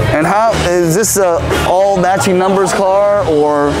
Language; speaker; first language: English; early bilingual, other home language; Korean